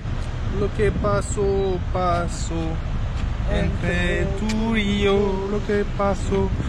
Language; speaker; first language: Spanish; non-native, learner; French